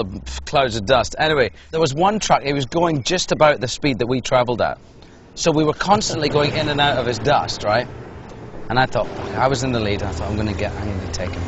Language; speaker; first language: English; native; English